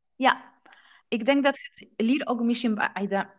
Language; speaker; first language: Dutch; non-native, learner; Polish